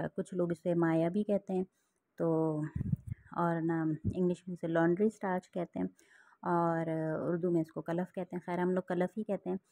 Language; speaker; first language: Urdu; native; Urdu